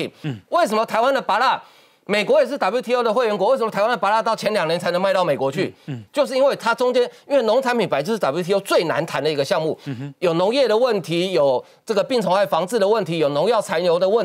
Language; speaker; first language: Chinese; native; Chinese